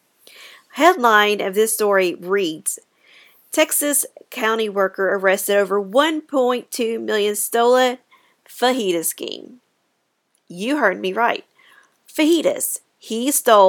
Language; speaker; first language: English; native; English